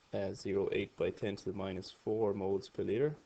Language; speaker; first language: English; native; English